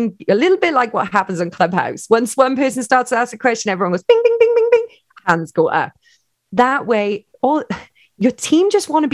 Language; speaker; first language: English; native; English